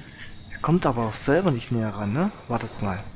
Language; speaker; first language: German; native; German